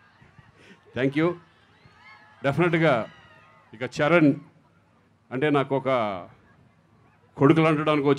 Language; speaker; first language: Telugu; native; Telugu